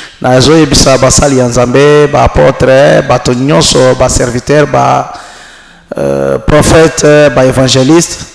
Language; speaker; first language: Lingala; non-native, local second language; Luba-Lulua